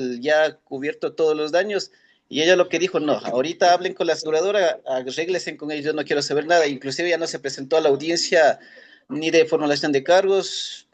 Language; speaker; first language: Spanish; native; Spanish